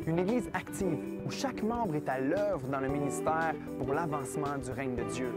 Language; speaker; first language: French; native; French